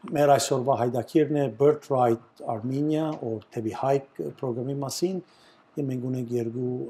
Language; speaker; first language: Armenian; early bilingual, heritage; Armenian